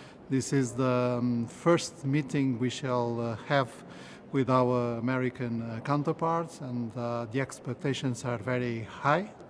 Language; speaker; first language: English; non-native, fluent; Portuguese